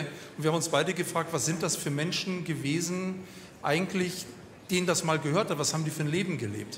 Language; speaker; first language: German; native; German